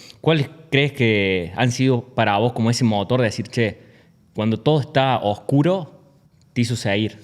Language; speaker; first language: Spanish; native; Spanish